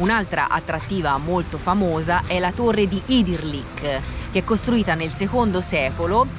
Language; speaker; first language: Italian; native; Italian